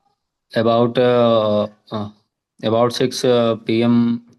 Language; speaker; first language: English; non-native, learner; Hindi